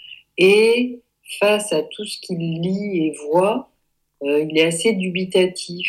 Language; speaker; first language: French; native; French